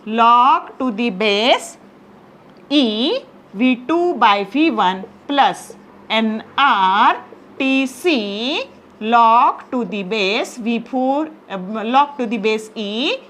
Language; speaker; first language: English; non-native, local second language; Marathi